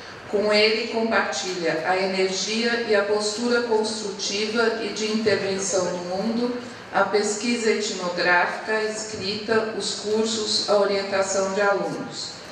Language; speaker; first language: Portuguese; native; Portuguese